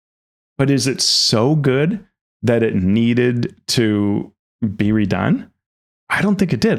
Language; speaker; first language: English; native; English